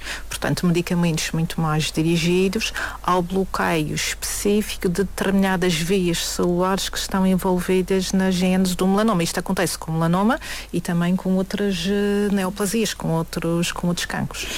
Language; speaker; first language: Portuguese; native; Portuguese